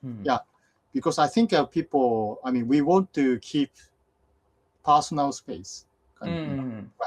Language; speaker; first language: English; non-native, fluent; Japanese